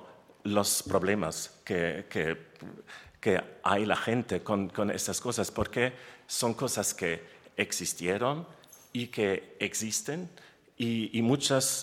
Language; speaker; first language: Spanish; non-native, learner; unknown